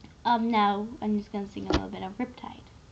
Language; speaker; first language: English; native; English